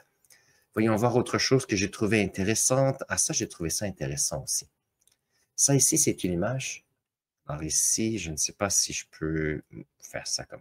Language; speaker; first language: French; native; French